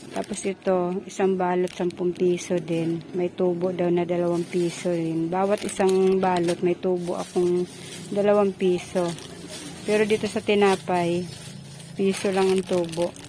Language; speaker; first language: Filipino; non-native, local second language; Cebuano